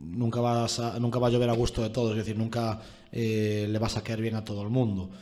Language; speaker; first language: Spanish; native; Spanish